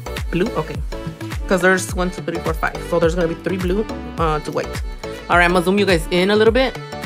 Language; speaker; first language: English; early bilingual, other home language; Spanish